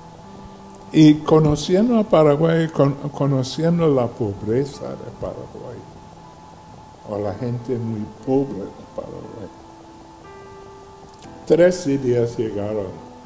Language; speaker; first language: Spanish; non-native, fluent; English